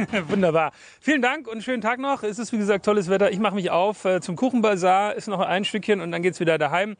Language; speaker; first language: German; native; German